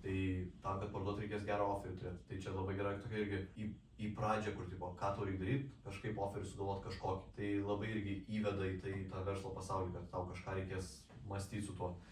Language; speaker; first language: Lithuanian; native; Lithuanian